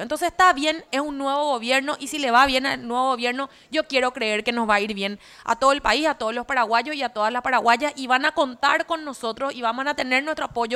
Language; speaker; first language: Spanish; native; Spanish